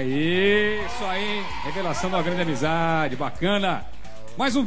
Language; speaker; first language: Portuguese; native; Portuguese